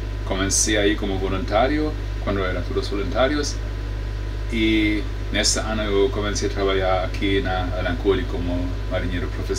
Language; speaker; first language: Portuguese; non-native, fluent; German